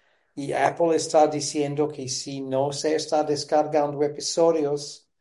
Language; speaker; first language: Spanish; non-native, fluent; English